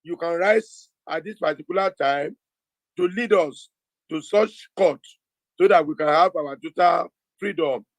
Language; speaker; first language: English; non-native, local second language; Yoruba